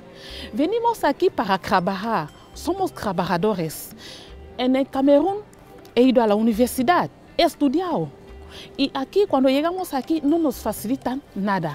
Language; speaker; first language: Spanish; non-native, fluent; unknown